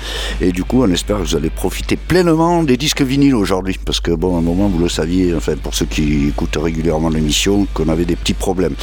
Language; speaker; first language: French; native; French